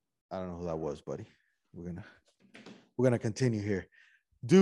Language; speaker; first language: English; native; English